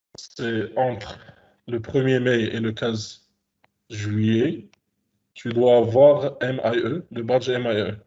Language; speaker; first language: French; non-native, local second language; Arabic